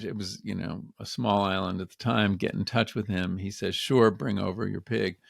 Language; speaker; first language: English; native; English